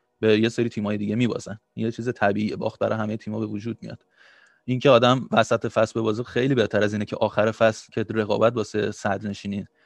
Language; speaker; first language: Persian; native; Persian